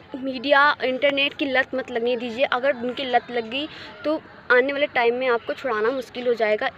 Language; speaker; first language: Hindi; native; Hindi